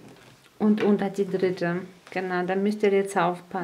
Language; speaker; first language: German; native; German